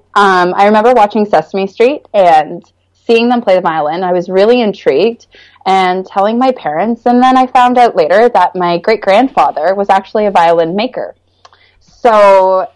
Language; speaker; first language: English; native; English